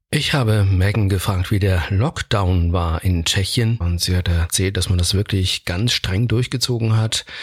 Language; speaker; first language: German; native; German